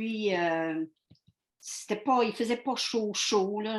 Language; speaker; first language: French; native; French